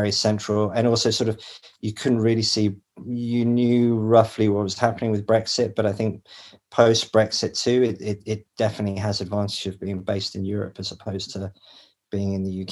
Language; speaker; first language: English; native; English